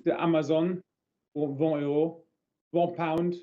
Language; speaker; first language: French; non-native, learner; English